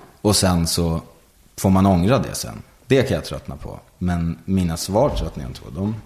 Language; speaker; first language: Swedish; native; Swedish